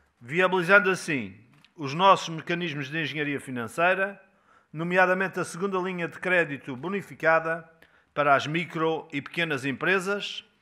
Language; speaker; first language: Portuguese; native; Portuguese